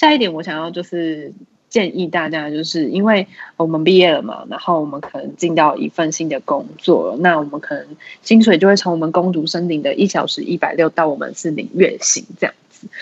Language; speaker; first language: Chinese; native; Chinese